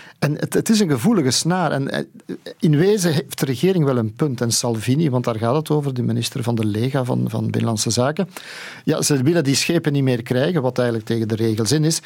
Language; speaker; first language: Dutch; native; Dutch